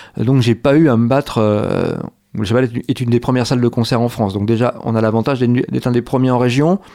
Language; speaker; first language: French; native; French